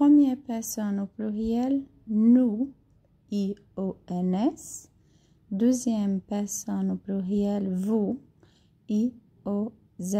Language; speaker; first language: French; non-native, fluent; Portuguese